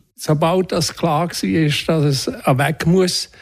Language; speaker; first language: Swiss German; native; Swiss German